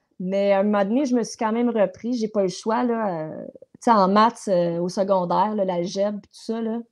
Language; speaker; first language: French; native; French